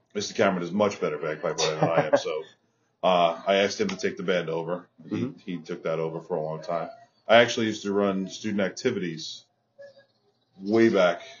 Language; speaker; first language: English; native; English